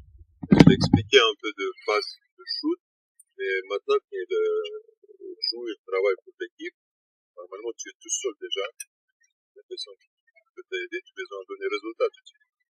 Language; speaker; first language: French; non-native, learner; Russian